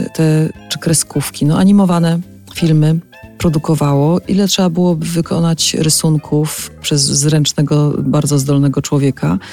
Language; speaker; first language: Polish; native; Polish